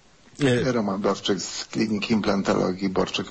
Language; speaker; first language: Polish; native; Polish